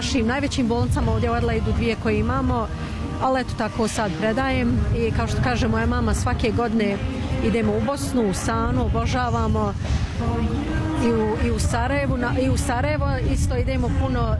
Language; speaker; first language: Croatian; early bilingual, other home language; Bosnian